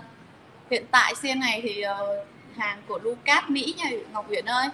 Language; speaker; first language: Vietnamese; native; Vietnamese